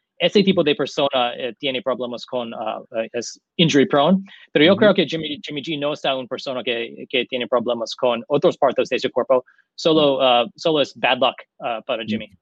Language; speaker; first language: Spanish; non-native, learner; English